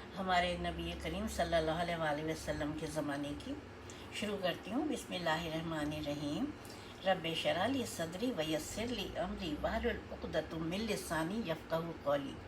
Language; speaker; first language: Urdu; native; Urdu